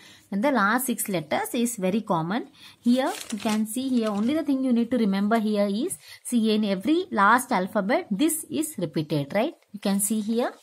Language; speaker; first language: English; non-native, local second language; Tamil